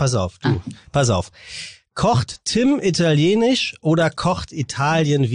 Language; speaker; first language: German; native; German